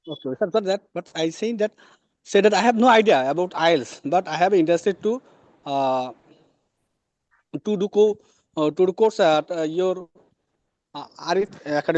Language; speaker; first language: English; non-native, learner; Bangla